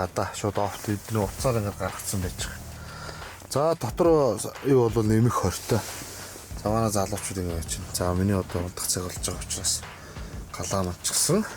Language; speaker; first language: Mongolian; native; Mongolian